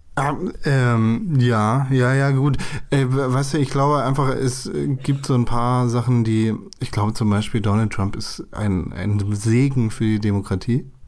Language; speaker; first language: German; native; German